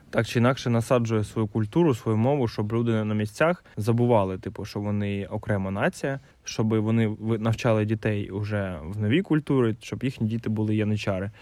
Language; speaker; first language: Ukrainian; non-native, local second language; Russian